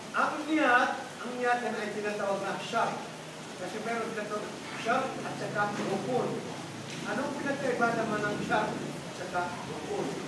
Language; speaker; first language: Filipino; non-native, local second language; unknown